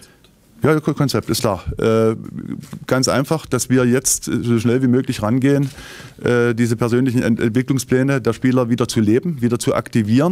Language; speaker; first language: German; native; German